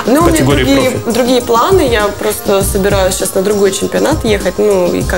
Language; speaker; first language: Russian; native; Russian